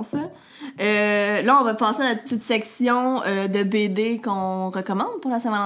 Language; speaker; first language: French; native; French